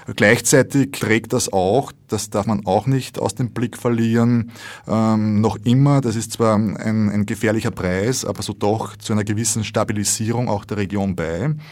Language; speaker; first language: German; native; German